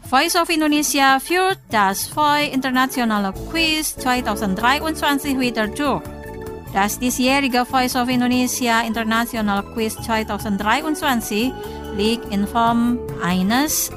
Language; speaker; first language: German; non-native, fluent; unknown